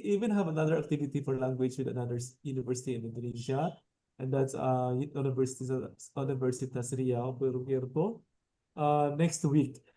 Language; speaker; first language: English; non-native, local second language; Cebuano